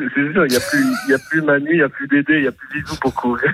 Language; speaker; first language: French; native; French